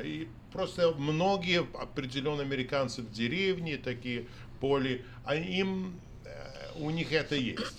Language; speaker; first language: Russian; non-native, fluent; English